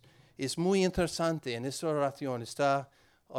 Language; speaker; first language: Spanish; non-native, learner; English